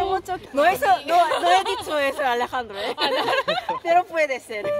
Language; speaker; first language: Spanish; non-native, fluent; Korean